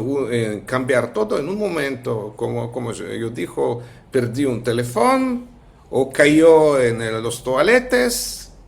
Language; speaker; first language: Spanish; non-native, fluent; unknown